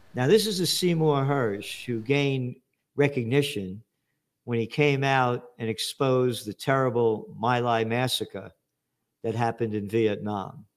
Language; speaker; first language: English; native; English